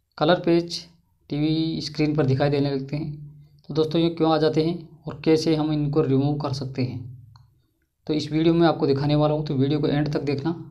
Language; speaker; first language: Hindi; native; Hindi